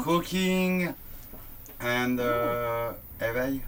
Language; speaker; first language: English; non-native, learner; French